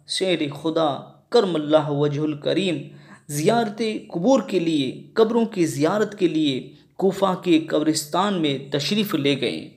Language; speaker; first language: Urdu; non-native, local second language; Sindhi